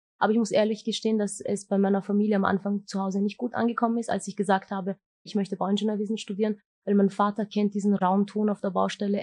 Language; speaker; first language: German; early bilingual, other home language; Turkish